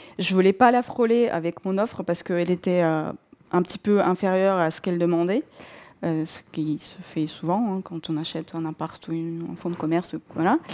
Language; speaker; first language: French; non-native, fluent; Russian